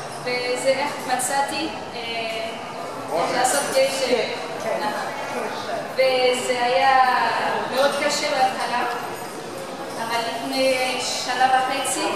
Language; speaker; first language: Hebrew; non-native, learner; French